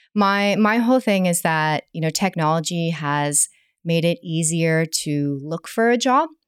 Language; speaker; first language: English; native; English